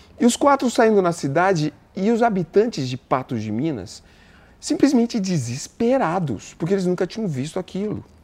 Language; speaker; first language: Portuguese; native; Portuguese